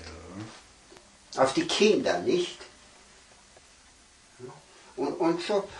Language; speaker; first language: German; early bilingual, heritage; German